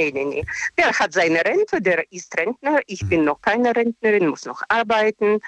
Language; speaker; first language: German; non-native, learner; Russian